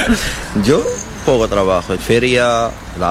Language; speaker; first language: Spanish; non-native, learner; Arabic